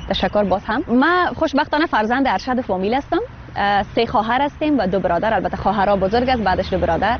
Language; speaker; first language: Persian; native; Persian